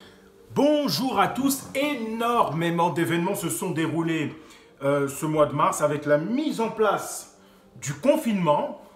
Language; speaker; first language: French; native; French